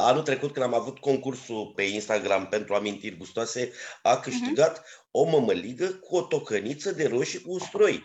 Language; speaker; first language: Romanian; native; Romanian